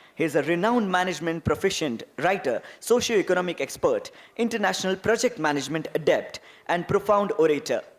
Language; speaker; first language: English; non-native, local second language; Marathi